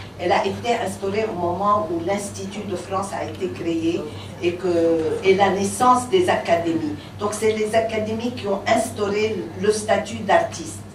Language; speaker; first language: French; non-native, local second language; Arabic